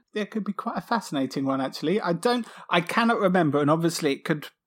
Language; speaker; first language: English; native; English